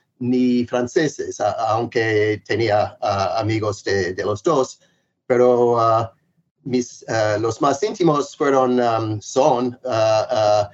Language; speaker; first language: Spanish; non-native, fluent; English